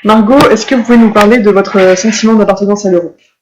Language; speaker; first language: French; native; French